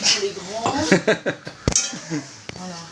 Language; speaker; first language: French; native; French